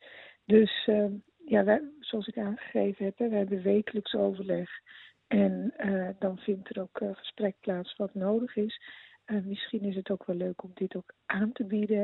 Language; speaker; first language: Dutch; native; Dutch